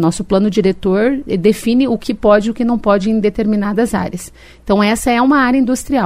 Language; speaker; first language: Portuguese; native; Portuguese